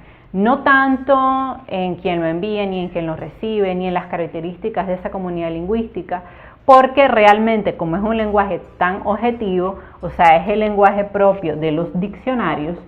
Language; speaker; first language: Spanish; native; Spanish